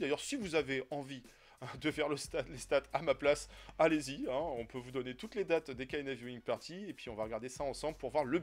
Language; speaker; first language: French; native; French